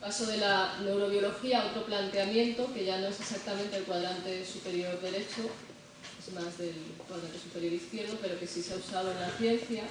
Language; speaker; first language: Spanish; native; Spanish